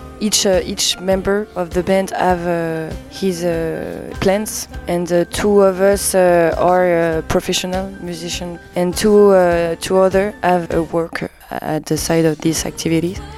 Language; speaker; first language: English; non-native, learner; French